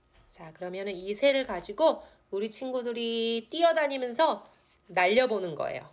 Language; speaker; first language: Korean; native; Korean